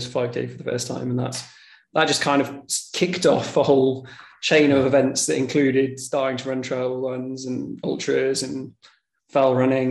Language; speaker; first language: English; native; English